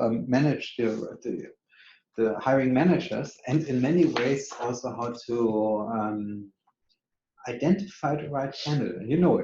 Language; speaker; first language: English; non-native, fluent; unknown